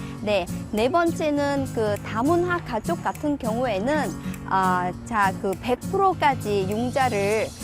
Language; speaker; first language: Korean; non-native, fluent; Vietnamese